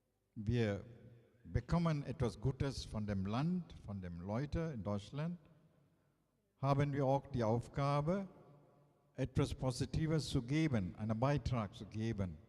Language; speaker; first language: German; non-native, fluent; Tamil